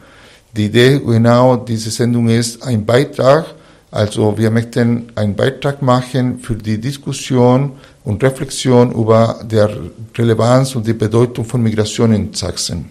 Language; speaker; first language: German; non-native, fluent; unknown